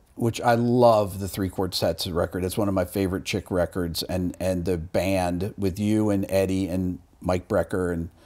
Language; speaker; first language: English; native; English